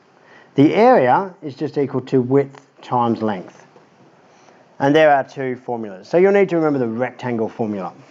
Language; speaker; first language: English; native; English